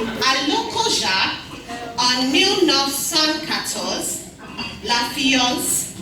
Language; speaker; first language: French; non-native, learner; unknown